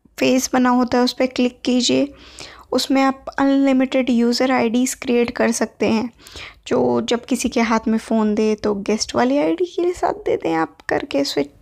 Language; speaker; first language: Hindi; native; Hindi